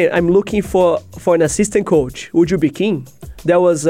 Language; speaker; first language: English; non-native, fluent; Portuguese